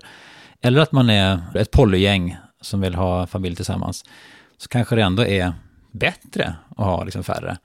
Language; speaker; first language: Swedish; native; Swedish